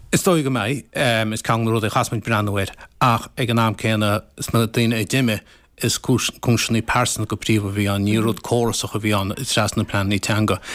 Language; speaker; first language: Irish; native; Irish